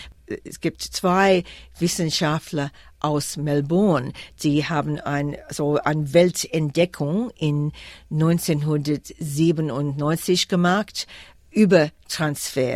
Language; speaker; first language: German; non-native, fluent; English